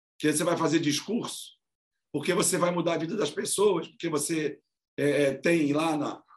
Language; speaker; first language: Portuguese; native; Portuguese